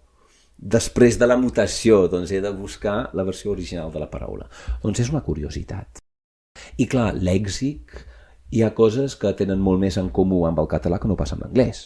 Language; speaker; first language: Catalan; non-native, fluent; English